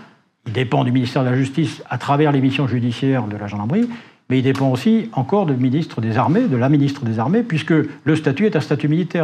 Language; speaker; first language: French; native; French